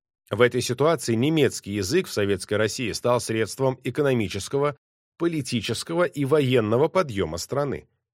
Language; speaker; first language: Russian; native; Russian